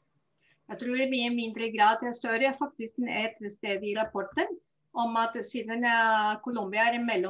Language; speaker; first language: Norwegian; non-native, fluent; Spanish